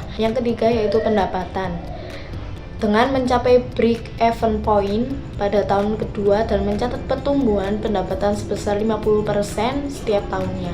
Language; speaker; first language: Indonesian; native; Indonesian